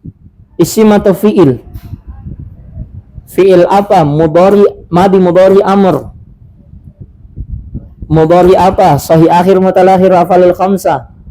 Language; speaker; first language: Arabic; non-native, fluent; Indonesian